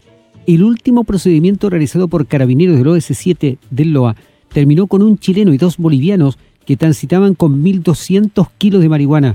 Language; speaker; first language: Spanish; native; Spanish